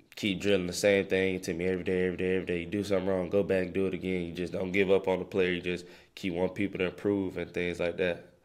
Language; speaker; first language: English; native; English